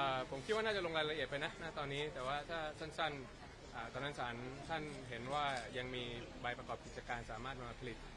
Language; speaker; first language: Thai; native; Thai